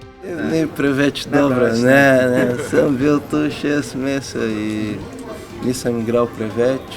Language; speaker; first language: Slovenian; non-native, learner; Portuguese